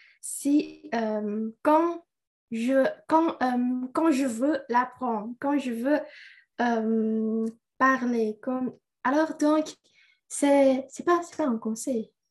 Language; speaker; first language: French; non-native, learner; Indonesian